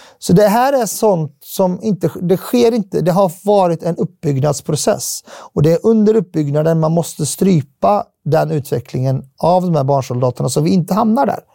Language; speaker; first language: Swedish; early bilingual, other home language; Arabic